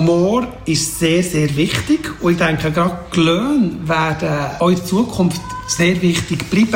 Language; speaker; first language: German; native; German